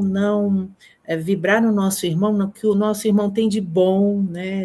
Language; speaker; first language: Portuguese; native; Portuguese